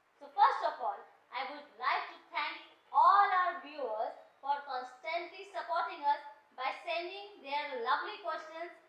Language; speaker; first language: English; non-native, local second language; Hindi